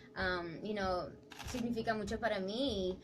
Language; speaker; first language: Spanish; early bilingual, heritage; English